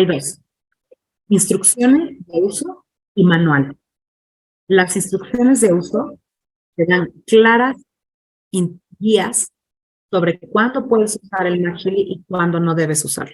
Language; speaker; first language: Spanish; non-native, fluent; English